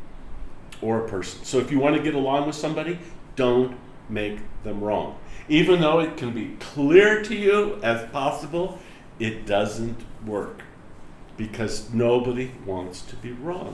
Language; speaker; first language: English; native; English